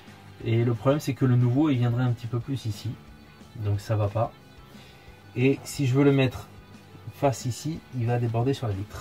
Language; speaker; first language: French; native; French